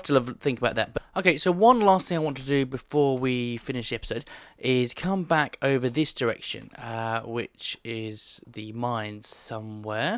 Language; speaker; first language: English; native; English